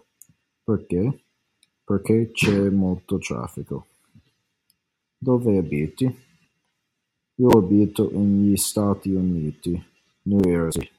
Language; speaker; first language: Italian; non-native, learner; English